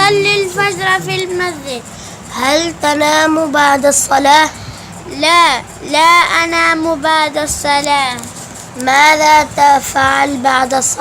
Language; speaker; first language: Arabic; non-native, learner; Urdu